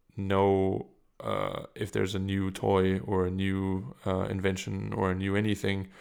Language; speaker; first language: English; non-native, fluent; German